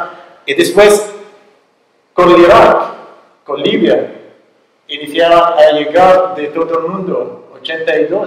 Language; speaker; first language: Spanish; non-native, learner; Arabic